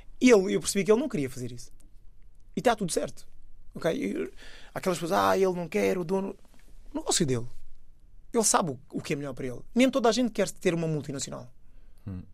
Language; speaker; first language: Portuguese; early bilingual, other home language; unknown